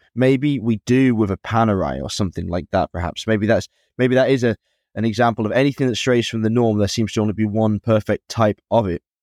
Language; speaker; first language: English; native; English